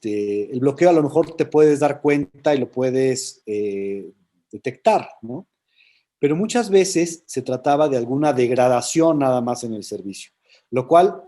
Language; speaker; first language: Spanish; native; Spanish